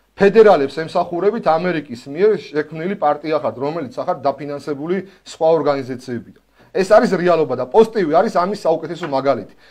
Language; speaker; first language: Georgian; native; Georgian